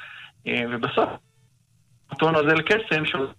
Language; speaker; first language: Hebrew; native; Hebrew